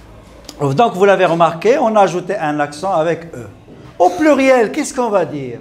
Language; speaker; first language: French; non-native, local second language; Arabic